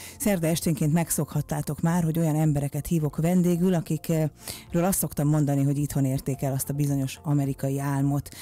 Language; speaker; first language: Hungarian; native; Hungarian